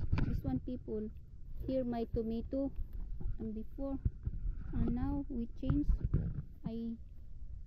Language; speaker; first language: English; non-native, learner; Filipino